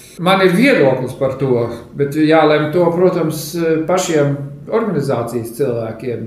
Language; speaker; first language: Latvian; native; Latvian